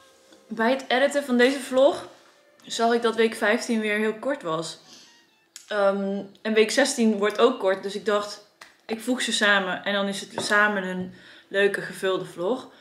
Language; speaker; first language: Dutch; native; Dutch